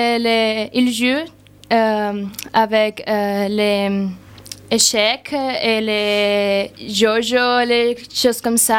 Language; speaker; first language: French; non-native, learner; Spanish